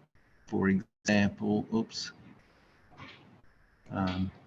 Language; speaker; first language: English; native; English